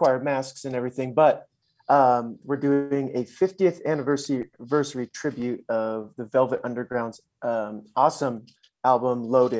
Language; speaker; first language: English; native; English